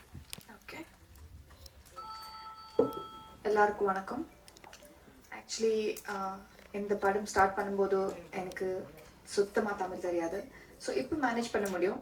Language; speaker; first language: Tamil; non-native, learner; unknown